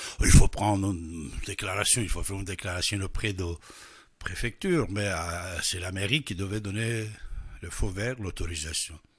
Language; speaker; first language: French; non-native, fluent; Persian